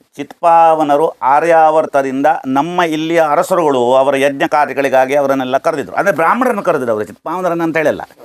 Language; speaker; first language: Kannada; native; Kannada